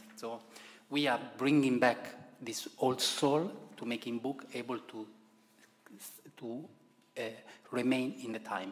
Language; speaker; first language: English; non-native, fluent; Italian